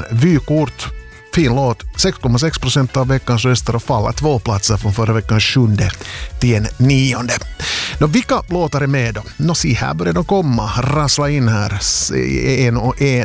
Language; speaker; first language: Swedish; native; Swedish